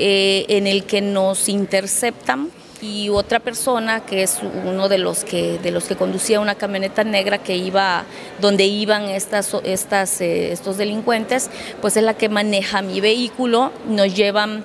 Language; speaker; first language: Spanish; native; Spanish